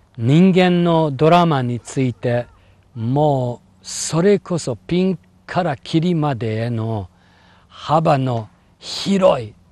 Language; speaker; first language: Japanese; non-native, fluent; English